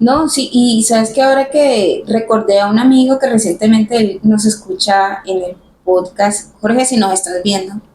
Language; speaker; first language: Spanish; native; Spanish